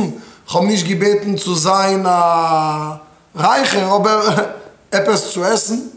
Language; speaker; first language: German; non-native, fluent; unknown